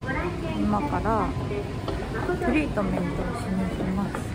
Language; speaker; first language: Japanese; non-native, fluent; Korean